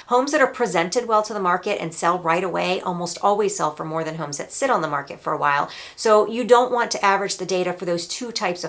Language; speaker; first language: English; native; English